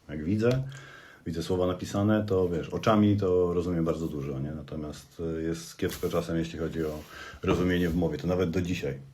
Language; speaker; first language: Polish; native; Polish